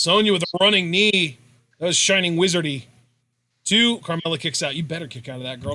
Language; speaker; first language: English; native; English